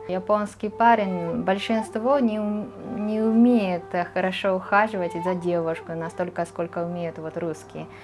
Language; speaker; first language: Russian; non-native, fluent; Japanese